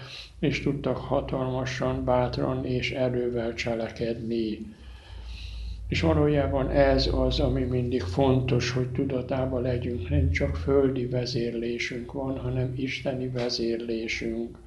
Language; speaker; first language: Hungarian; native; Hungarian